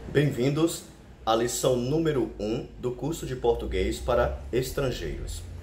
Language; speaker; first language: Portuguese; native; Portuguese